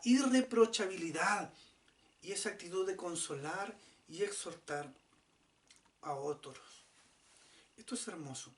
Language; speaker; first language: Spanish; native; Spanish